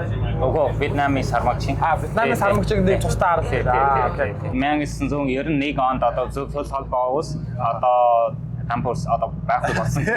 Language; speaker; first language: Mongolian; non-native, learner; Vietnamese